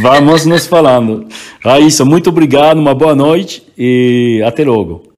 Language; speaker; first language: Portuguese; non-native, fluent; French